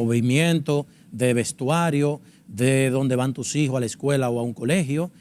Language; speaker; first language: Spanish; native; Spanish